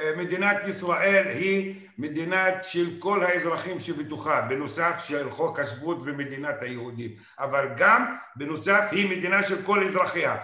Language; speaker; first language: Hebrew; non-native, local second language; Arabic